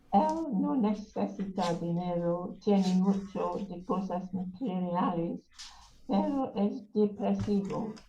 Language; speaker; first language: Spanish; non-native, learner; English